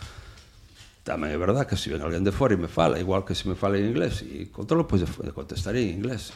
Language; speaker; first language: Galician; non-native, local second language; Spanish